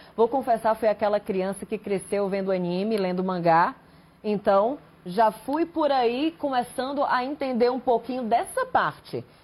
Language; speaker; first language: Portuguese; native; Portuguese